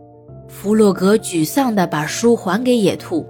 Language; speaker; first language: Chinese; native; Chinese